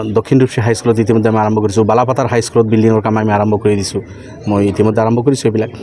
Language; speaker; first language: Assamese; non-native, local second language; Bangla